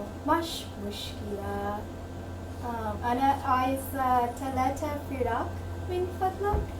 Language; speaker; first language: Arabic; non-native, learner; English